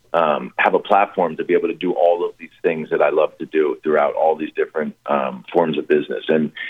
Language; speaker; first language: English; native; English